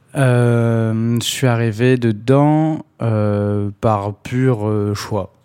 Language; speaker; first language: French; native; French